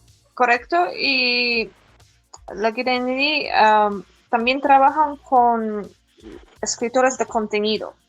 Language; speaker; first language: Spanish; non-native, fluent; Polish